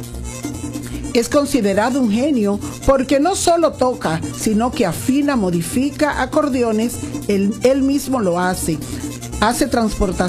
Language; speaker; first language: Spanish; native; Spanish